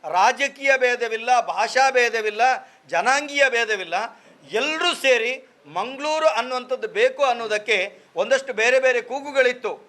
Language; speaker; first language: Kannada; non-native, local second language; Tulu